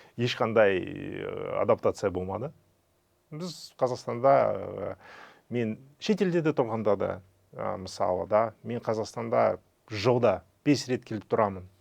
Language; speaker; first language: Kazakh; non-native, fluent; Russian